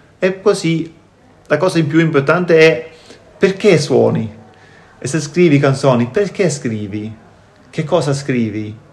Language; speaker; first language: Italian; non-native, learner; Norwegian